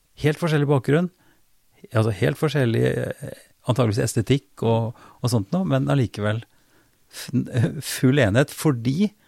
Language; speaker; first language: Norwegian; native; Norwegian